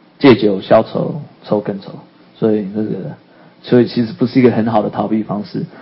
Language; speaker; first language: Chinese; native; Chinese